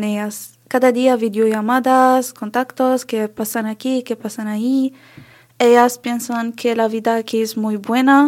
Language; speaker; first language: Spanish; non-native, learner; Arabic